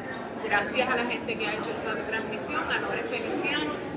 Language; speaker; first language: Spanish; native; Spanish